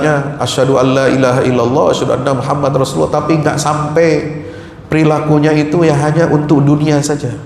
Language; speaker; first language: Indonesian; native; Indonesian